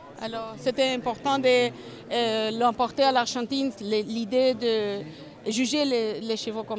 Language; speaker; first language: French; non-native, learner; Spanish